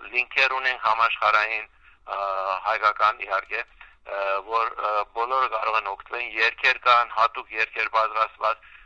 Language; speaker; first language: Armenian; early bilingual, heritage; Armenian